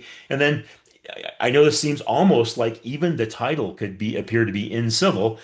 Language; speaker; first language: English; native; English